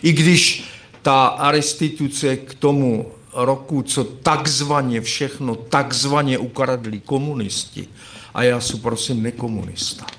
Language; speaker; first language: Czech; native; Czech